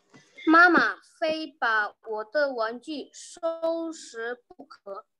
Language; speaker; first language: Chinese; non-native, learner; Indonesian